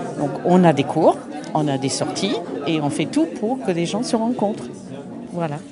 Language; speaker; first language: French; non-native, fluent; English